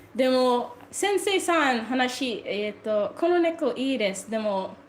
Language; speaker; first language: Japanese; non-native, learner; English